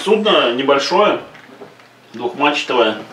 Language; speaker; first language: Russian; native; Russian